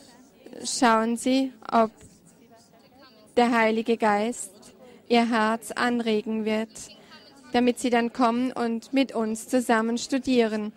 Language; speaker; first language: German; non-native, fluent; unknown